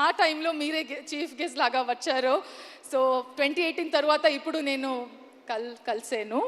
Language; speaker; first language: Telugu; non-native, learner; Kannada